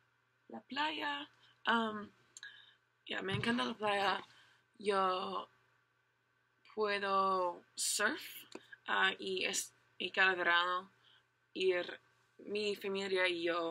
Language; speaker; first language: Spanish; non-native, learner; English